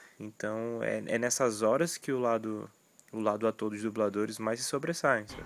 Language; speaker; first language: Portuguese; native; Portuguese